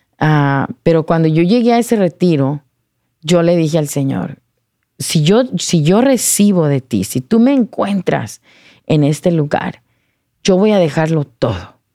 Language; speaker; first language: Spanish; early bilingual, heritage; Spanish